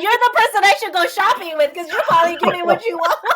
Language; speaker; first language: English; native; English